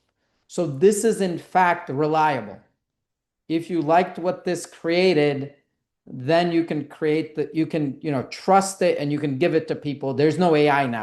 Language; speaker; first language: English; native; English